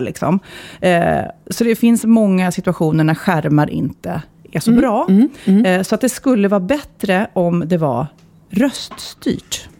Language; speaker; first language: Swedish; native; Swedish